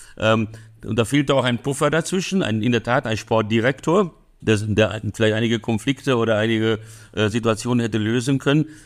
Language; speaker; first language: German; early bilingual, other home language; Hungarian